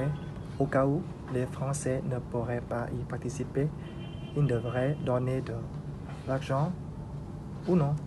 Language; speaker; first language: French; non-native, learner; Vietnamese